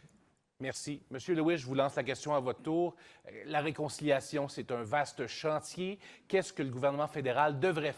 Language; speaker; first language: French; native; French